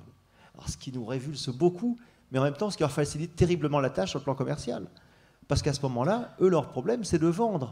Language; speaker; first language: French; native; French